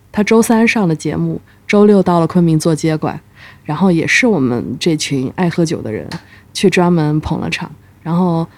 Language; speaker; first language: Chinese; native; Chinese